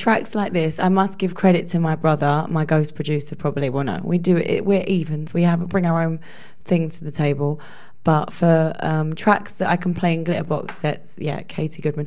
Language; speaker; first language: English; native; English